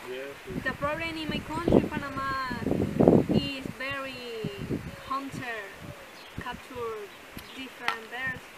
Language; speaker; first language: English; non-native, learner; Spanish